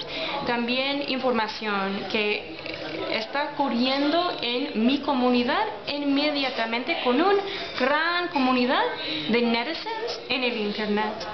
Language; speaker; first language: Spanish; non-native, learner; English